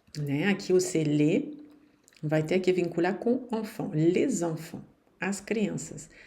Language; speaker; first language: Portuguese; non-native, fluent; French